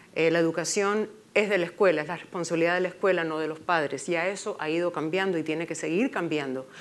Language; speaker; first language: Spanish; early bilingual, heritage; Spanish